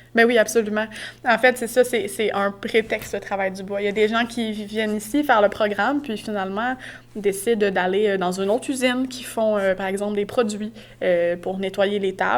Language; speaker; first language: French; native; French